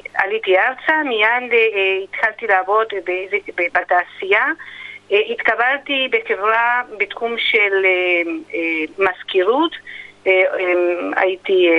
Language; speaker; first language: Hebrew; non-native, fluent; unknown